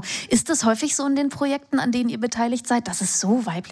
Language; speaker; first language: German; native; German